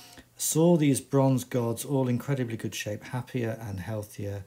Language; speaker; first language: English; native; English